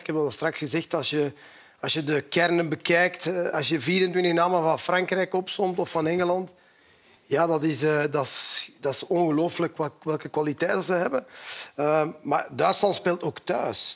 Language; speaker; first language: Dutch; native; Dutch